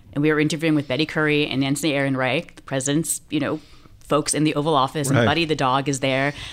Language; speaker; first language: English; native; English